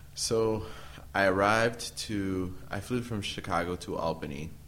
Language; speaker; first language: English; native; English